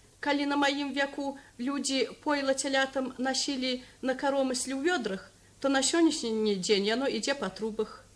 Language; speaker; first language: Belarusian; native; Belarusian